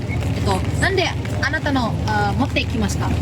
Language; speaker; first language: Japanese; non-native, learner; Indonesian